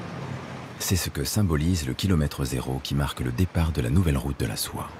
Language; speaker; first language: French; native; French